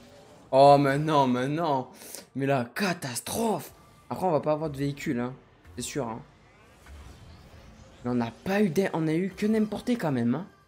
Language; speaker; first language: French; native; French